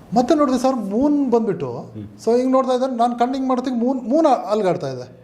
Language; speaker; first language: Kannada; non-native, local second language; Malayalam